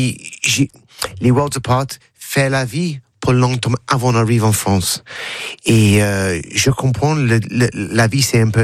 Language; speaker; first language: French; non-native, learner; English